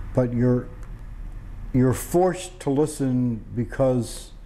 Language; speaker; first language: English; native; English